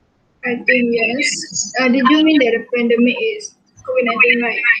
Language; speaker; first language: English; non-native, local second language; Malay